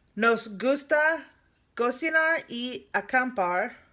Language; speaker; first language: Spanish; non-native, learner; English